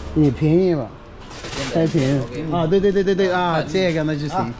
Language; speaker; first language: Chinese; non-native, fluent; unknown